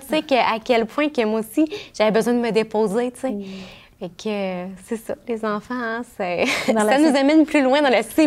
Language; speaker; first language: French; native; French